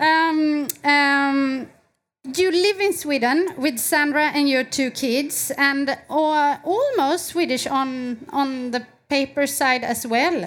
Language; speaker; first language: English; non-native, fluent; Swedish